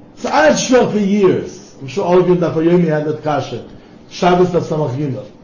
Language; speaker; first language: English; non-native, fluent; Hebrew